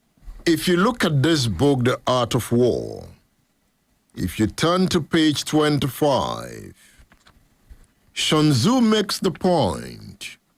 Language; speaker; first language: English; non-native, local second language; Yoruba